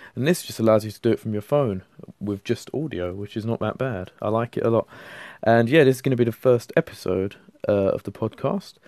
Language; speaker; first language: English; native; English